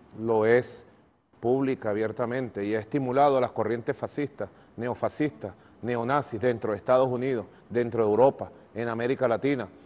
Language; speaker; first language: Spanish; native; Spanish